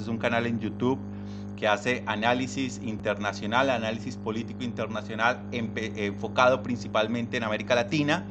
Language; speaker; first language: Spanish; native; Spanish